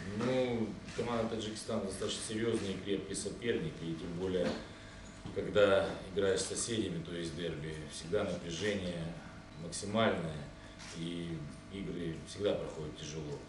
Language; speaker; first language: Russian; native; Russian